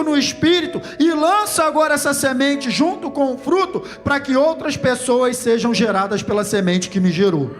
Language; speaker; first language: Portuguese; native; Portuguese